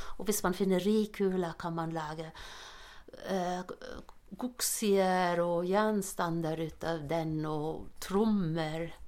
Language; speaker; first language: Norwegian; non-native, fluent; German